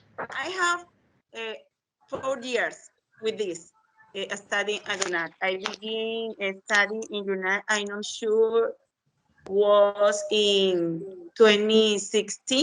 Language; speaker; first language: English; non-native, learner; Spanish